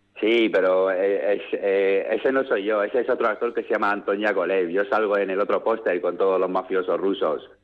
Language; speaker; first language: Spanish; early bilingual, other home language; English